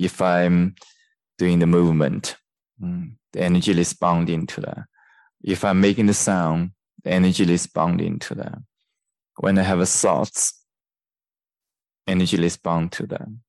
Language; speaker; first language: English; non-native, fluent; Chinese